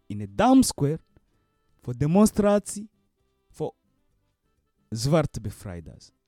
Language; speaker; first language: Dutch; non-native, learner; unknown